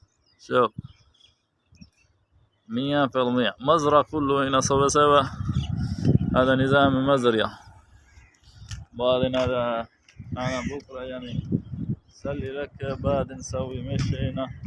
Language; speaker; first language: Arabic; non-native, learner; Saraiki